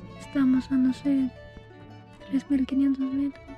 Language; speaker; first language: Spanish; non-native, learner; German